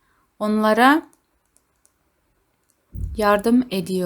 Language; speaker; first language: Turkish; non-native, fluent; Kazakh